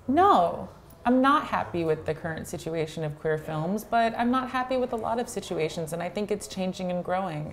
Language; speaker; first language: English; native; English